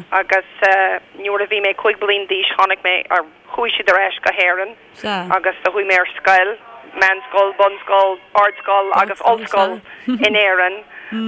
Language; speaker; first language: Irish; non-native, local second language; English